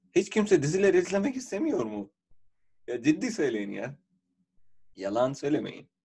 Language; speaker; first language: Turkish; non-native, fluent; Urdu